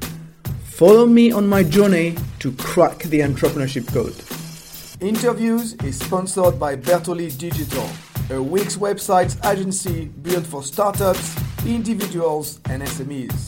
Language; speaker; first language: English; non-native, fluent; French